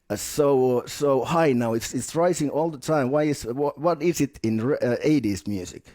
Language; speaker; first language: English; non-native, fluent; Finnish